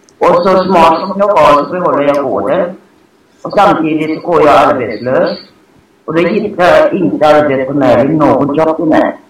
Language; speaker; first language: Swedish; non-native, fluent; Thai